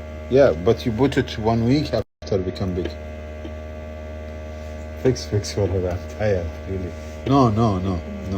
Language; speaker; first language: English; non-native, learner; Arabic